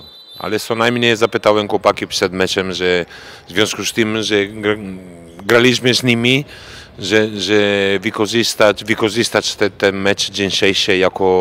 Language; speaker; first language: Polish; non-native, fluent; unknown